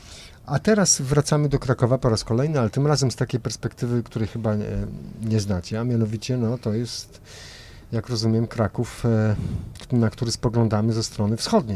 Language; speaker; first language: Polish; native; Polish